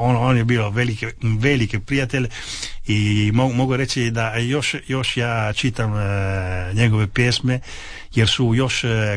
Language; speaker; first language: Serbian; non-native, fluent; Italian